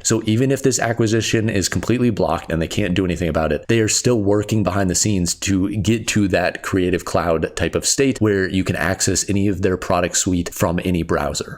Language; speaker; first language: English; native; English